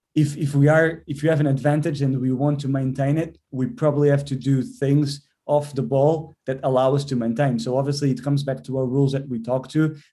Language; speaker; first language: English; non-native, fluent; Portuguese